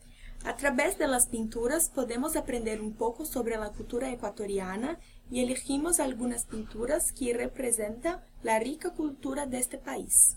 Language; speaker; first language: Spanish; non-native, learner; English